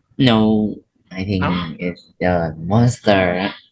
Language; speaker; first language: English; non-native, learner; Vietnamese